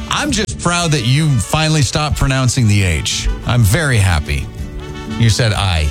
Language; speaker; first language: English; native; English